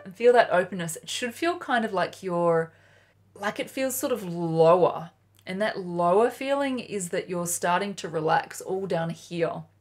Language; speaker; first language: English; native; English